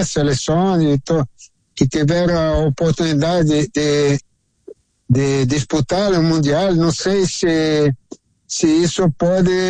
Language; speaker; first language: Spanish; non-native, learner; Portuguese